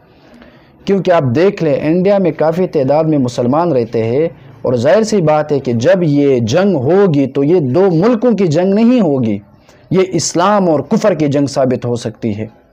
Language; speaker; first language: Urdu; non-native, local second language; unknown